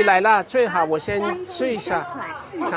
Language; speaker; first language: Chinese; non-native, fluent; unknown